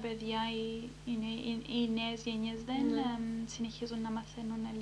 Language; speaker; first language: Greek; early bilingual, heritage; Greek